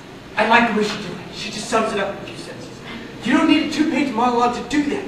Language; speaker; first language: English; native; English